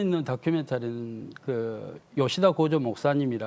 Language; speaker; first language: Korean; native; Korean